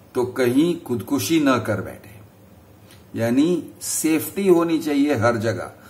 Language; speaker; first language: Hindi; non-native, local second language; Gujarati